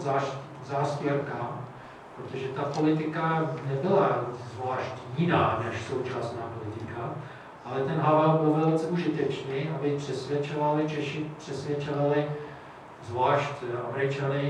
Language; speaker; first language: Czech; non-native, fluent; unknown